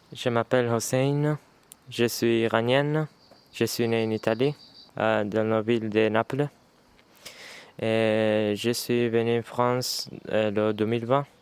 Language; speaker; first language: French; non-native, learner; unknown